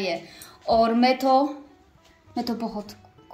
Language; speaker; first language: Hindi; non-native, learner; Polish